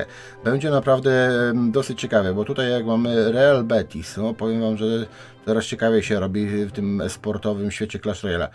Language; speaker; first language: Polish; native; Polish